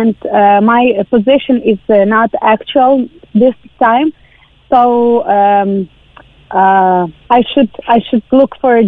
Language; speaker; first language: English; non-native, learner; Ukrainian